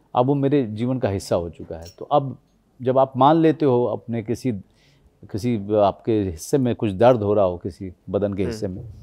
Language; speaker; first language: Hindi; native; Hindi